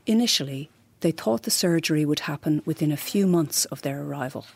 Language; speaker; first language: English; native; English